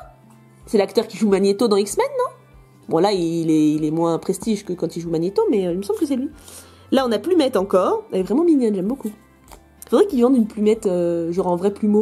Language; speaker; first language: French; native; French